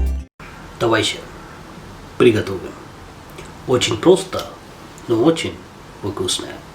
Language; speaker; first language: Russian; non-native, learner; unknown